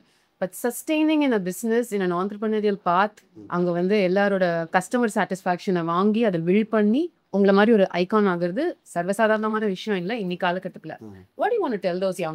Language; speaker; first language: Tamil; native; Tamil